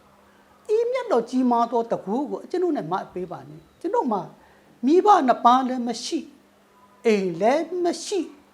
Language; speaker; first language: Burmese; non-native, local second language; Thado Chin